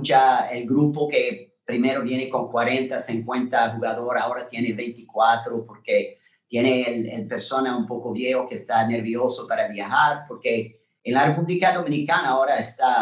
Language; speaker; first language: Spanish; non-native, learner; French